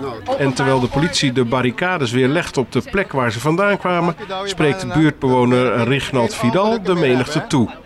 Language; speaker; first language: Dutch; native; Dutch